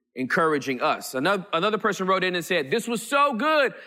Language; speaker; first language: English; early bilingual, other home language; Yoruba